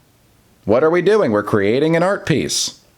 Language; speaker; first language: English; native; English